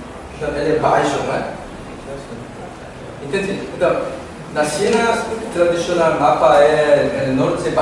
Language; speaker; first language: Portuguese; non-native, learner; Korean